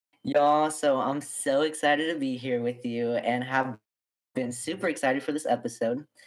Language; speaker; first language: English; early bilingual, other home language; Spanish